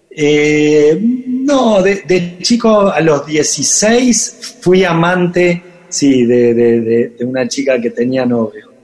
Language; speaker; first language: Spanish; native; Spanish